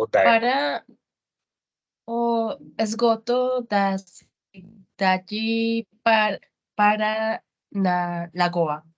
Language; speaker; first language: Portuguese; non-native, learner; Spanish